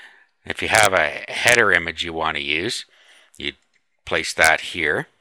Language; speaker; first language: English; native; English